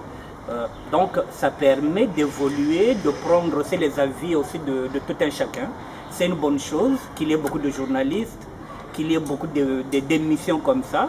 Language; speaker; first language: French; non-native, local second language; Lingala